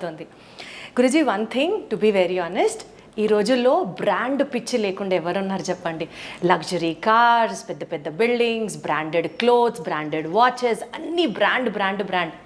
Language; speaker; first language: Telugu; native; Telugu